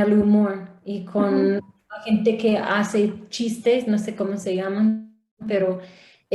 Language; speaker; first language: Spanish; non-native, learner; English